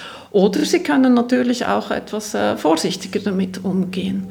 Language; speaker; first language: German; native; German